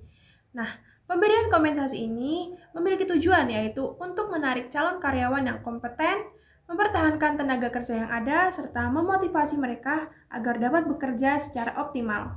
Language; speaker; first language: Indonesian; native; Indonesian